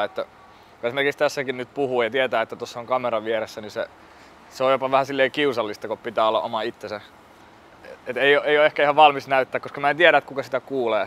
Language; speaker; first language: Finnish; native; Finnish